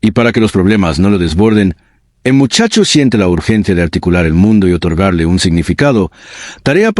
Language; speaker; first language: Spanish; native; Spanish